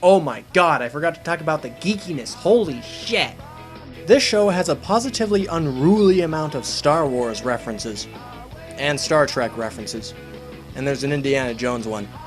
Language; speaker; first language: English; native; English